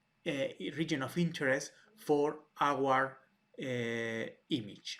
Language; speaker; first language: English; non-native, fluent; Spanish